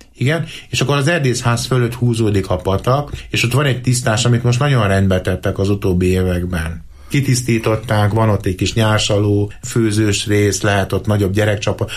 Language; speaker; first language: Hungarian; native; Hungarian